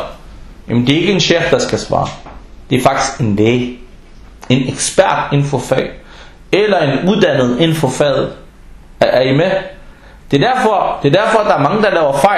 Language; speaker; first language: Danish; non-native, fluent; Arabic